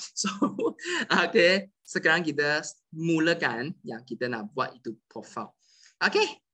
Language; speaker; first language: Malay; non-native, local second language; Chinese